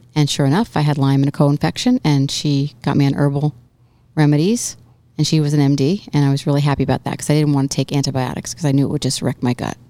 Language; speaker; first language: English; native; English